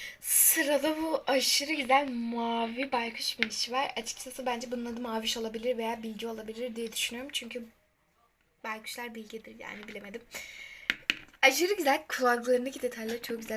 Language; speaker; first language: Turkish; native; Turkish